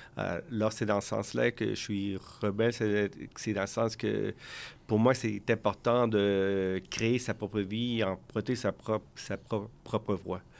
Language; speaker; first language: French; early bilingual, other home language; Spanish